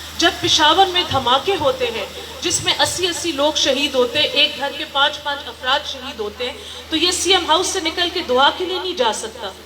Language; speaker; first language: Urdu; non-native, local second language; Northern Hindko